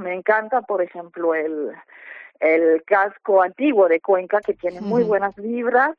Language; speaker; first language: Spanish; non-native, fluent; German